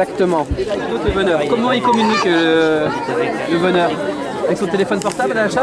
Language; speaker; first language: French; native; French